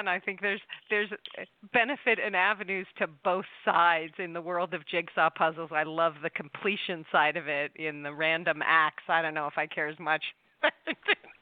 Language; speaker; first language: English; native; English